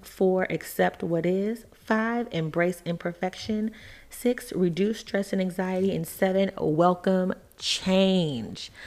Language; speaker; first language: English; native; English